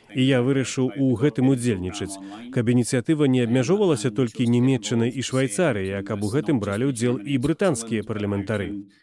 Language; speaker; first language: Belarusian; non-native, fluent; English